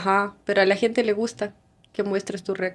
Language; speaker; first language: Spanish; non-native, fluent; Russian